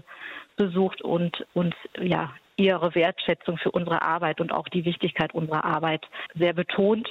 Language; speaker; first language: German; native; German